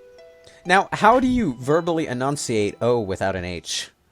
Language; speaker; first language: English; native; English